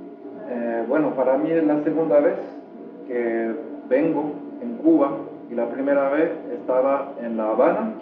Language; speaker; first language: Spanish; non-native, fluent; French